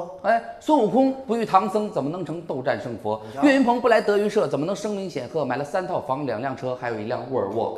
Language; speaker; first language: Chinese; native; Chinese